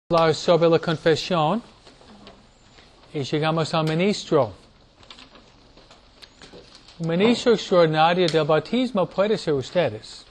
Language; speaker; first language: Spanish; non-native, fluent; English